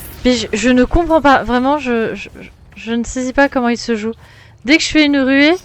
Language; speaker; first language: French; native; French